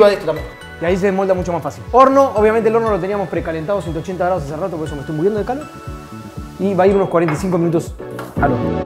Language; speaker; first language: Spanish; native; Spanish